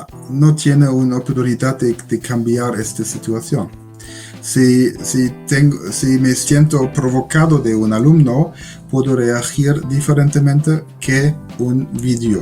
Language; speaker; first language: Spanish; non-native, learner; German